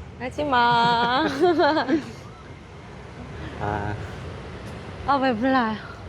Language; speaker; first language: Korean; non-native, learner; Vietnamese